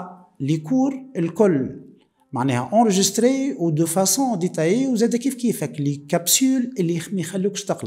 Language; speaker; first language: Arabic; native; Arabic